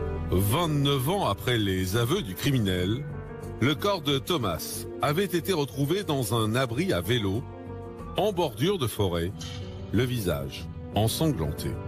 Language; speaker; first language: French; native; French